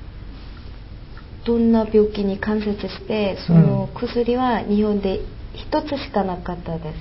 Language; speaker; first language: Japanese; non-native, fluent; Korean